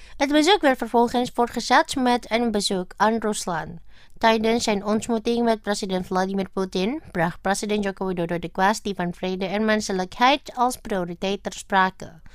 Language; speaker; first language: Dutch; non-native, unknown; Indonesian